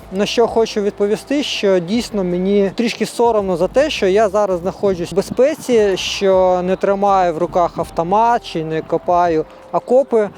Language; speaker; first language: Ukrainian; non-native, local second language; Russian